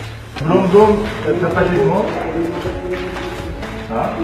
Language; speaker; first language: Filipino; non-native, learner; Arabic